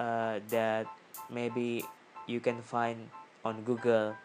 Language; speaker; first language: English; non-native, learner; Indonesian